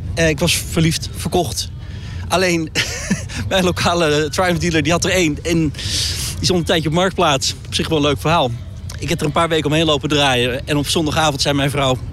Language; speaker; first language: Dutch; native; Dutch